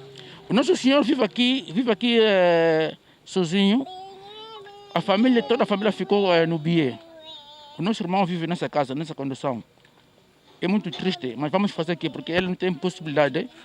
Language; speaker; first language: Portuguese; native; Portuguese